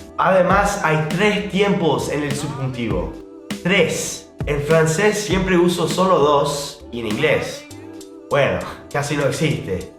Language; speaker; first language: Spanish; non-native, fluent; English